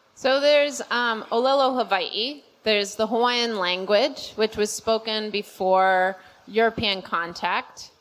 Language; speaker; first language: English; native; English